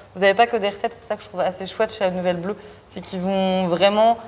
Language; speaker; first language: French; native; French